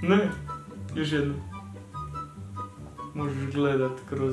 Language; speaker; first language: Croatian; early bilingual, heritage; Croatian